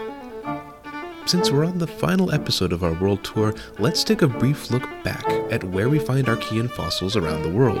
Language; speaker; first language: English; native; English